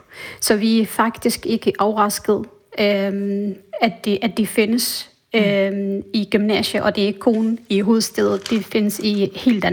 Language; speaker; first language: Danish; non-native, fluent; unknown